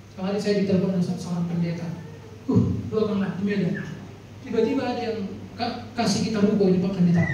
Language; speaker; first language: Indonesian; non-native, local second language; Batak Toba